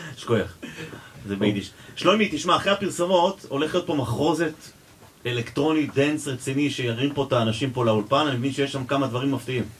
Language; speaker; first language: Hebrew; native; Hebrew